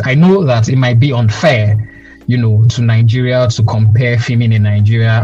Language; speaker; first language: English; non-native, local second language; Yoruba